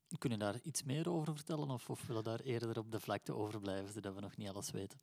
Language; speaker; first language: Dutch; native; Dutch